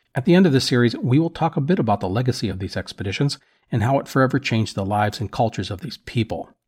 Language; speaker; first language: English; native; English